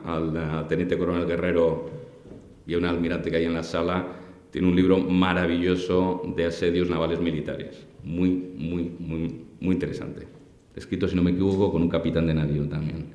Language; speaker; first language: Spanish; native; Spanish